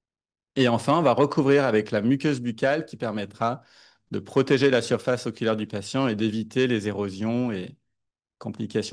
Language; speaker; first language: French; native; French